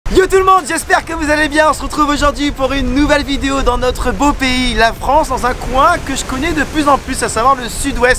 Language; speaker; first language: French; native; French